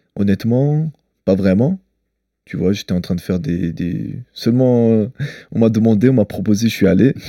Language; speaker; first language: French; early bilingual, other home language; Chechen